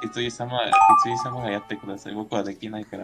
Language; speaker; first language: Japanese; non-native, fluent; Spanish